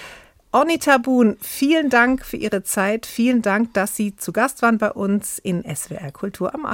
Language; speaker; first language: German; native; German